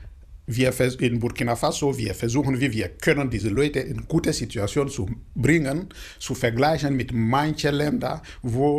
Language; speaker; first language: German; non-native, learner; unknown